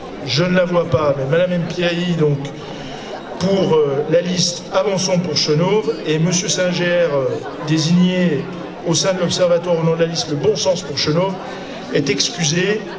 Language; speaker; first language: French; native; French